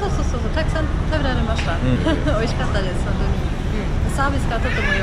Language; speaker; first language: Japanese; non-native, fluent; German